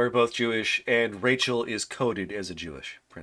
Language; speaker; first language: English; native; English